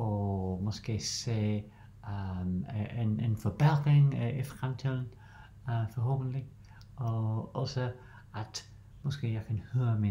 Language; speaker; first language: Danish; non-native, learner; English